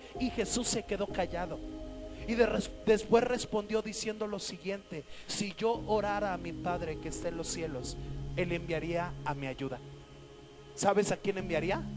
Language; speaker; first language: Spanish; native; Spanish